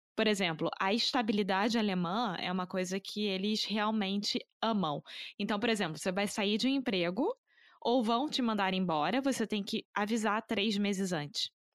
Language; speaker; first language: Portuguese; native; Portuguese